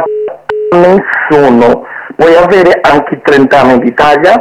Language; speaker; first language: Italian; non-native, fluent; Portuguese